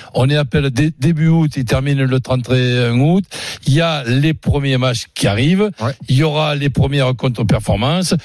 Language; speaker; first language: French; native; French